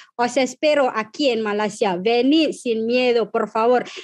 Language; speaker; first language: Spanish; non-native, fluent; Malay